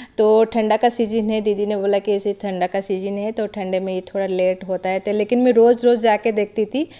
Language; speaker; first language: Hindi; non-native, local second language; Odia